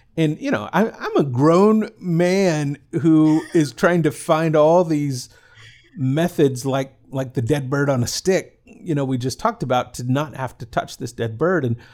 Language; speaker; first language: English; native; English